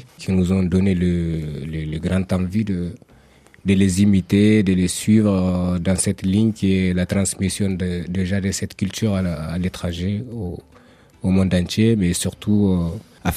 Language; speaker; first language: French; non-native, local second language; Tamasheq